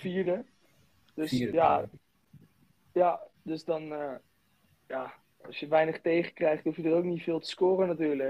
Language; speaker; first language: Dutch; native; Dutch